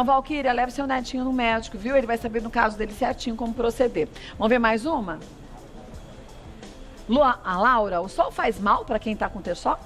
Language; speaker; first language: Portuguese; native; Portuguese